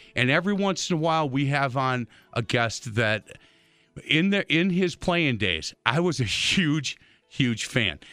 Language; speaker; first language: English; native; English